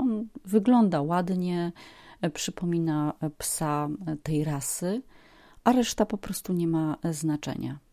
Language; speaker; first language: Polish; native; Polish